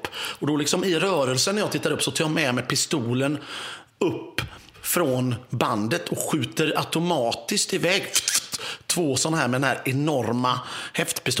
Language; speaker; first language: Swedish; native; Swedish